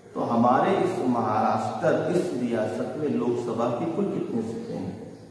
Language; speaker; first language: Urdu; native; Urdu